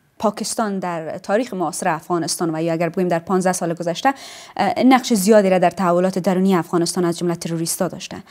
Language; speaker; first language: Persian; native; Persian